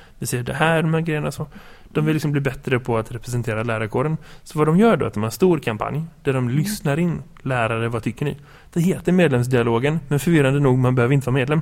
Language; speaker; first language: Swedish; native; Swedish